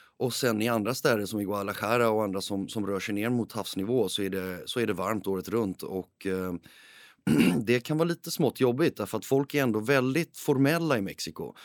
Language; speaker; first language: Swedish; early bilingual, heritage; Swedish